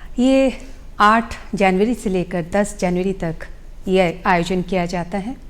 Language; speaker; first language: Hindi; non-native, local second language; Odia